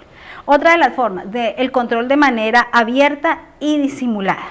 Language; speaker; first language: Spanish; native; Spanish